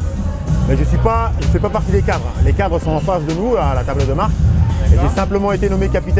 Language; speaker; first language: French; native; French